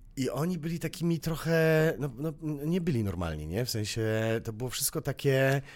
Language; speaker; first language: Polish; native; Polish